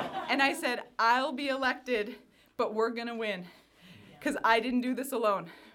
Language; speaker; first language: English; native; English